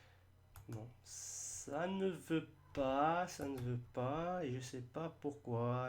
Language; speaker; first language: French; native; French